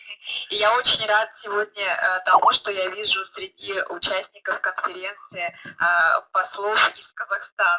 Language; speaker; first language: Russian; native; Russian